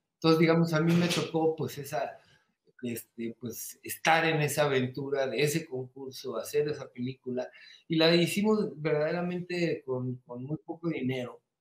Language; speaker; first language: Spanish; native; Spanish